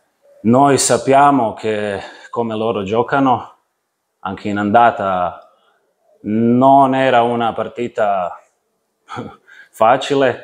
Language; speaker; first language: Italian; non-native, learner; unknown